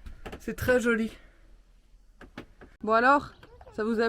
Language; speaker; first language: French; native; French